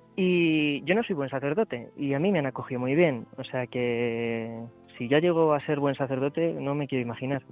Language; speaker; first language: Spanish; native; Spanish